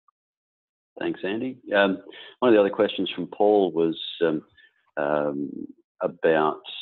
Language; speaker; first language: English; native; English